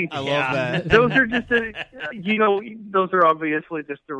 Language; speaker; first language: English; native; English